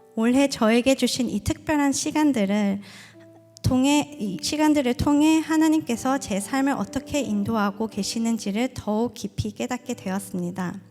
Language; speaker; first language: Korean; early bilingual, heritage; Korean